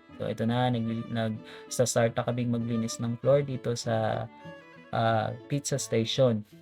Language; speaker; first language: Filipino; native; Filipino